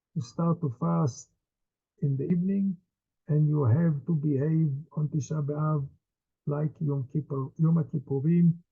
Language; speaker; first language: English; non-native, fluent; Hebrew